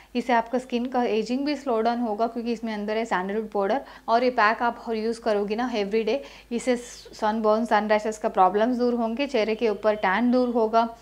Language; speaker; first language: Hindi; non-native, local second language; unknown